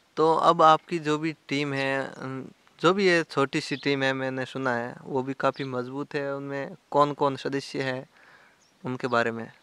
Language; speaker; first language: Hindi; native; Hindi